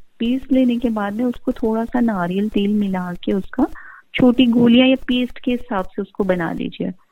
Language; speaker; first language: Hindi; native; Hindi